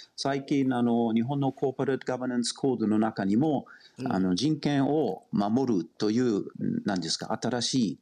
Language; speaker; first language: Japanese; non-native, fluent; German